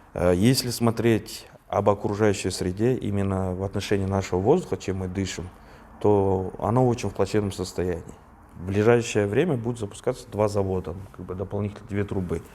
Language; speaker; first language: Russian; non-native, local second language; Kazakh